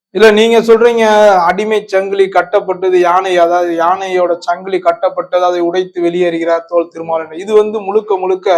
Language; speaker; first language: Tamil; non-native, local second language; Urdu